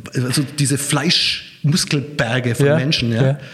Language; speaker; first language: German; native; German